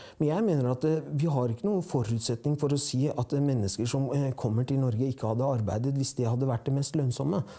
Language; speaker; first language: Norwegian; early bilingual, other home language; Persian